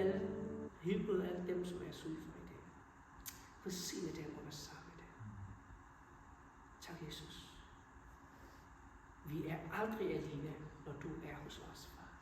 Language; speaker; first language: Danish; non-native, fluent; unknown